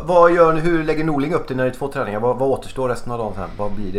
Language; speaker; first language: Swedish; native; Swedish